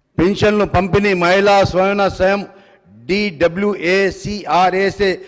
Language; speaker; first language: Telugu; non-native, local second language; Urdu